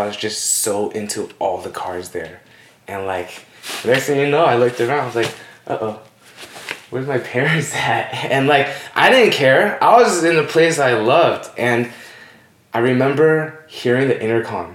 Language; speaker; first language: English; native; English